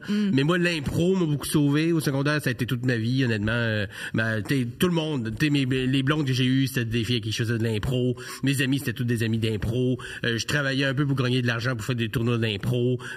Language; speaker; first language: French; native; French